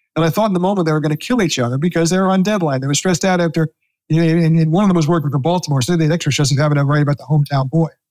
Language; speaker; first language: English; native; English